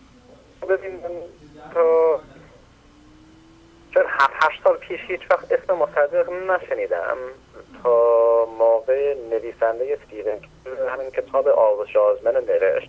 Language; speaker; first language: Persian; early bilingual, heritage; Persian